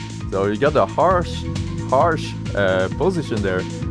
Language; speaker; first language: English; non-native, fluent; French